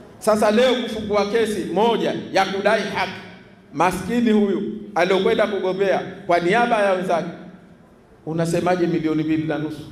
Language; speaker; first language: Swahili; native; Swahili